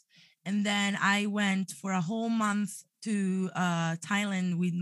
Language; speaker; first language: English; non-native, fluent; Italian